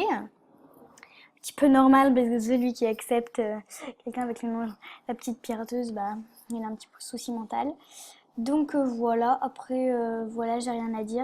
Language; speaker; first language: French; native; French